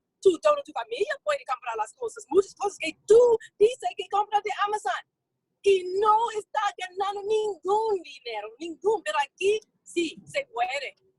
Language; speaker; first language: Spanish; non-native, fluent; English